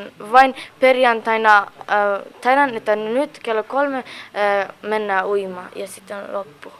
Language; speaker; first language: Finnish; non-native, learner; Persian